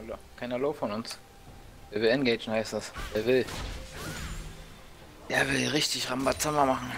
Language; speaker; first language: German; native; German